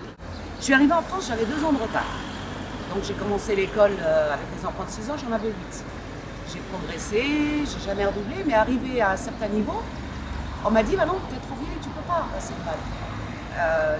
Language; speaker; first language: French; early bilingual, other home language; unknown